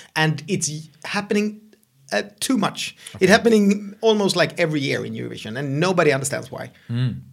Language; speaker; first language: English; non-native, fluent; Swedish